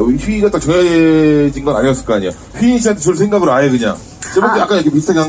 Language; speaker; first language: Korean; native; Korean